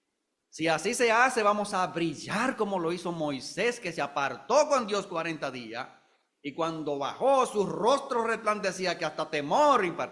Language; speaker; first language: Spanish; native; Spanish